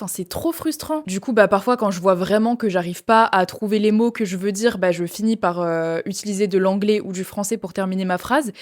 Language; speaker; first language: French; native; French